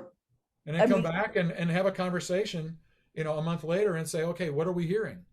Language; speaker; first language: English; native; English